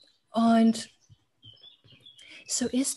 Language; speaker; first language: German; non-native, fluent; English